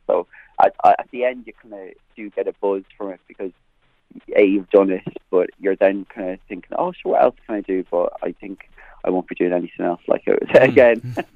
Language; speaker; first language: English; native; English